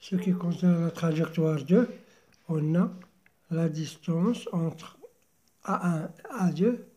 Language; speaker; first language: French; non-native, local second language; Arabic